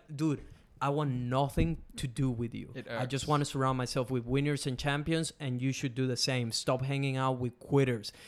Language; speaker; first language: English; non-native, fluent; Spanish